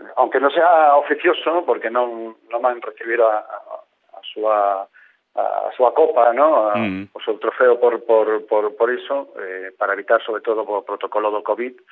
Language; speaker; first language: Galician; non-native, local second language; Spanish